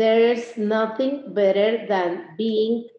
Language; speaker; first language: English; non-native, learner; Spanish